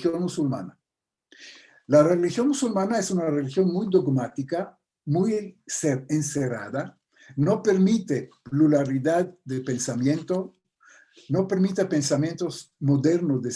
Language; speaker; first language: Spanish; non-native, fluent; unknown